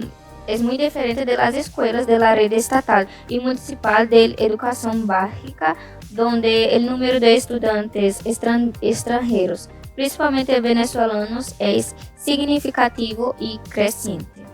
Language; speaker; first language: Spanish; non-native, learner; Portuguese